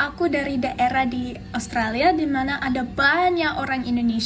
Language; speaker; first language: Indonesian; non-native, fluent; English